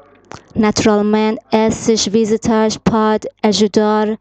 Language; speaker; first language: Portuguese; non-native, fluent; Persian